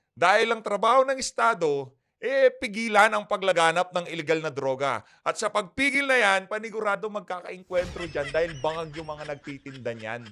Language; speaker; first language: Filipino; native; Filipino